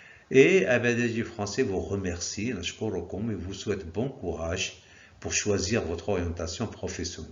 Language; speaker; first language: French; non-native, local second language; Arabic